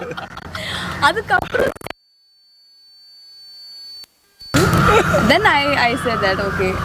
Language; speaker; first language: Tamil; non-native, learner; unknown